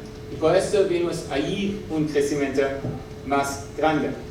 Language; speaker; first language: Spanish; non-native, learner; German